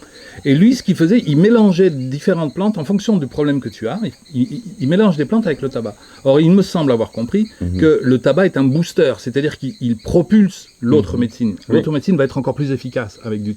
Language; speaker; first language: French; native; French